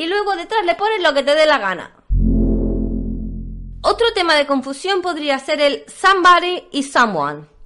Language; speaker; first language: Spanish; native; Spanish